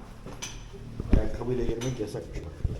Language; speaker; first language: Turkish; native; Turkish